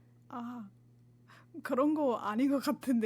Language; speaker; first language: Korean; non-native, fluent; Marathi